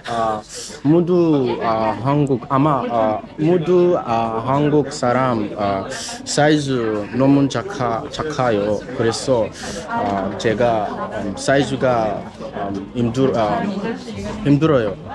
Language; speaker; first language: Korean; non-native, learner; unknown